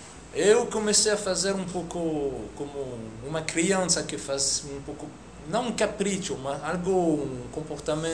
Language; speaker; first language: Portuguese; non-native, fluent; French